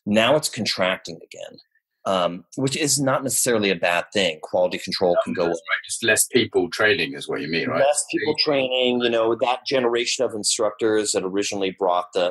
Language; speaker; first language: English; native; English